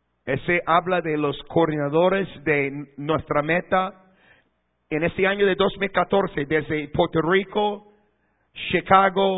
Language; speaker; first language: Spanish; non-native, fluent; English